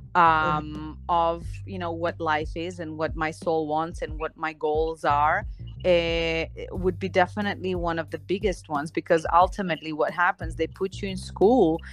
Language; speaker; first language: English; non-native, fluent; Slovenian